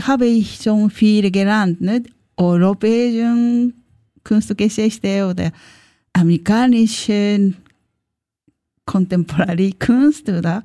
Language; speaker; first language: German; non-native, learner; Japanese